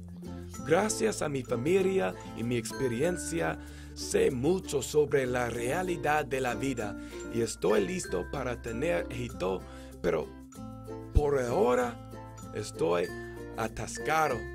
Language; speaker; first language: Spanish; non-native, learner; English